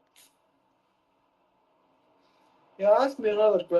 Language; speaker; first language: English; non-native, learner; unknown